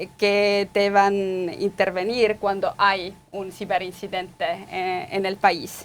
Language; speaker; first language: Spanish; non-native, fluent; Estonian